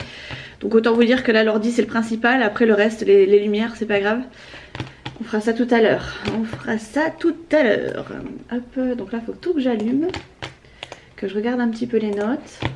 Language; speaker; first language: French; native; French